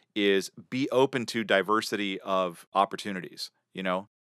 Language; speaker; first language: English; native; English